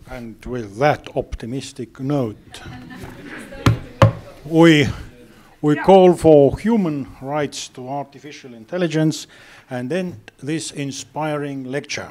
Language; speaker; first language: English; non-native, fluent; Estonian